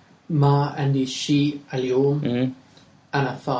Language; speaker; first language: Arabic; non-native, learner; English